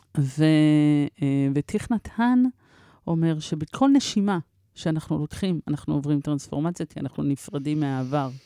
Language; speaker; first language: Hebrew; early bilingual, other home language; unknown